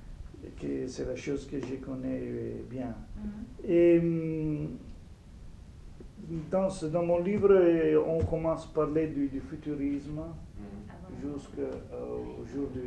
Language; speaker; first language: French; non-native, fluent; Italian